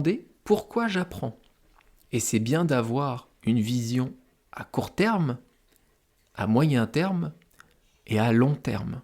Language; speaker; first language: French; native; French